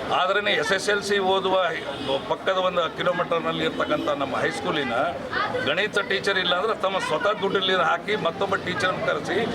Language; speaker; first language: Kannada; non-native, local second language; Lambadi